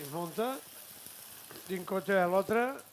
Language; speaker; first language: French; non-native, fluent; Catalan